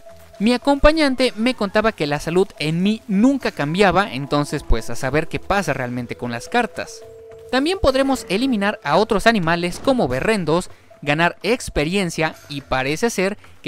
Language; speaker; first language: Spanish; native; Spanish